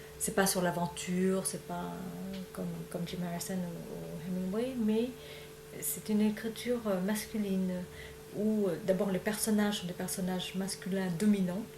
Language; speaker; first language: French; non-native, fluent; Vietnamese